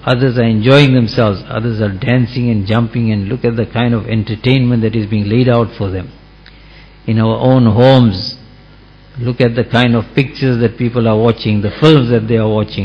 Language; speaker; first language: English; native; English